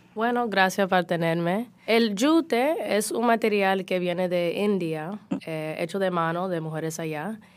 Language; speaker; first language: Spanish; early bilingual, heritage; Spanish